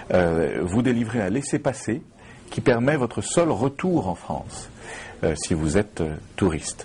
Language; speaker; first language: French; native; French